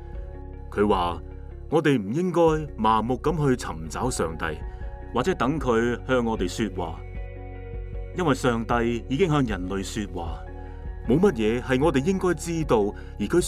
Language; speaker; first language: Cantonese; native; Cantonese